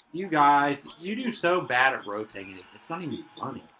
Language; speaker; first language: English; native; English